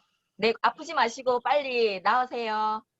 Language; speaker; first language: Korean; native; Korean